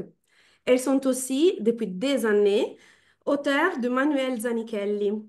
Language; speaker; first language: French; non-native, fluent; Italian